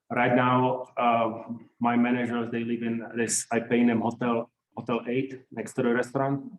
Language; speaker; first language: English; non-native, fluent; Czech